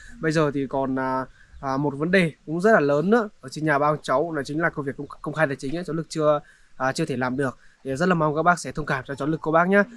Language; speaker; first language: Vietnamese; native; Vietnamese